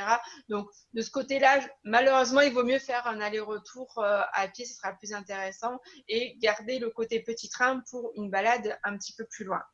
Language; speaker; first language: French; native; French